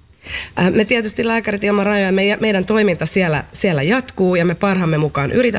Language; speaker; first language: Finnish; native; Finnish